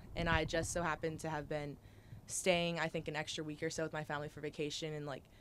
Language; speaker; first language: English; native; English